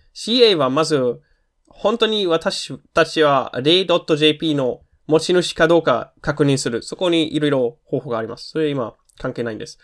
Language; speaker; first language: Japanese; non-native, fluent; German